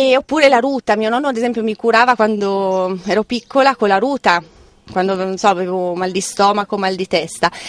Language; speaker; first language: Italian; native; Italian